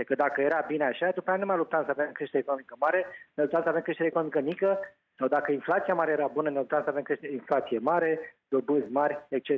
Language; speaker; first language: Romanian; native; Romanian